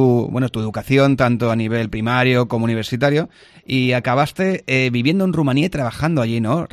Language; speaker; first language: Spanish; native; Spanish